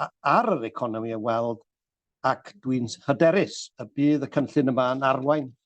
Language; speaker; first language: Welsh; native; Welsh